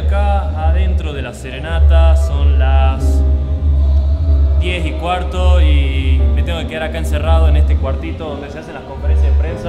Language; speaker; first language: Spanish; native; Spanish